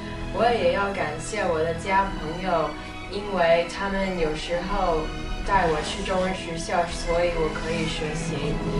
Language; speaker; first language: Chinese; early bilingual, heritage; Chinese